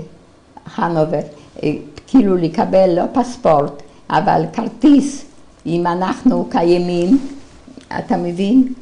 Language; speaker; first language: Hebrew; non-native, fluent; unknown